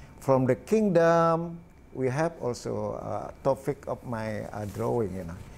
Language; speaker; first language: English; non-native, learner; Balinese